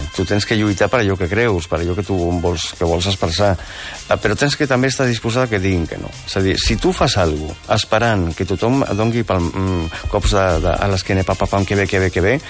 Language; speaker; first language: Catalan; non-native, local second language; Spanish